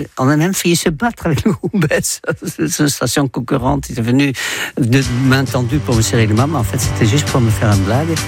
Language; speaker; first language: French; non-native, fluent; Dutch